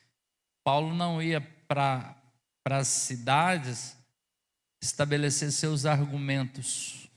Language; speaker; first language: Portuguese; native; Portuguese